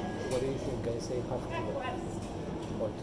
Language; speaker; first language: English; non-native, learner; Spanish